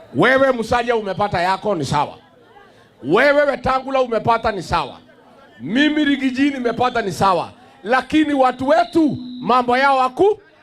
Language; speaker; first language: Swahili; non-native, local second language; Kikuyu